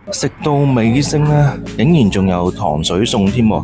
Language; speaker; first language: Cantonese; native; Cantonese